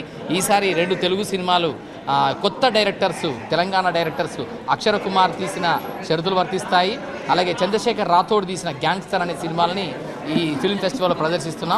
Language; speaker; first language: Telugu; native; Telugu